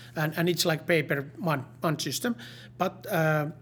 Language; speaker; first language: English; non-native, learner; Finnish